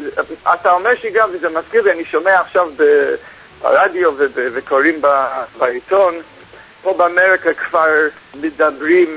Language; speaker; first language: Hebrew; non-native, fluent; English